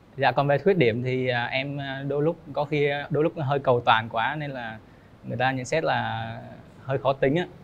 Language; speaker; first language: Vietnamese; native; Vietnamese